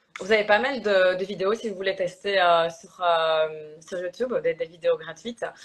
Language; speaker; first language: French; early bilingual, other home language; Polish